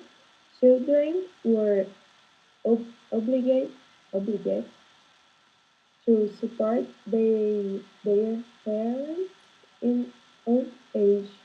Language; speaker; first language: English; non-native, learner; Portuguese